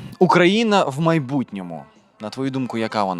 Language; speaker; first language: Ukrainian; native; Ukrainian